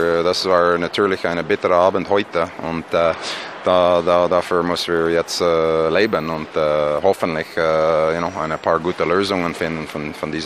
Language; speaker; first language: German; non-native, fluent; English